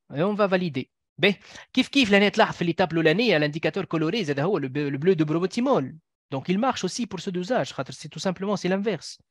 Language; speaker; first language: French; non-native, local second language; Arabic